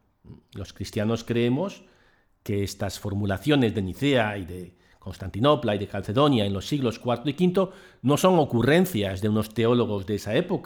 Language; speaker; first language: Spanish; native; Spanish